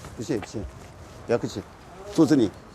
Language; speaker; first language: Chinese; non-native, local second language; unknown